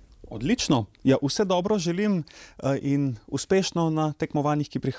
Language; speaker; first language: Slovenian; native; Slovenian